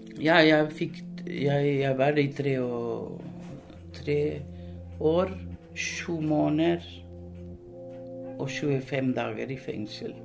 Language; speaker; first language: Norwegian; early bilingual, other home language; Spanish